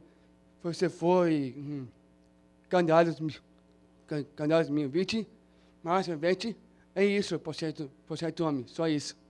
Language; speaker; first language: Portuguese; non-native, learner; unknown